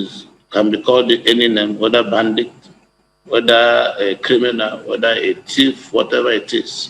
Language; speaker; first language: English; non-native, local second language; Igbo